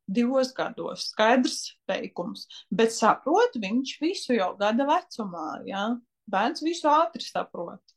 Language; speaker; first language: Latvian; native; Latvian